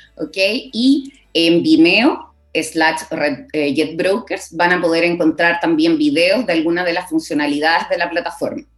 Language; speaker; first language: Spanish; native; Spanish